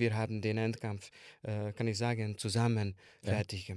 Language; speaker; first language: German; non-native, learner; Hungarian